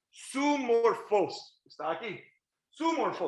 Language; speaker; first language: Spanish; non-native, learner; English